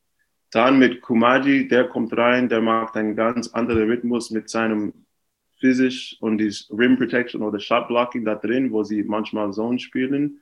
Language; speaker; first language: German; non-native, fluent; English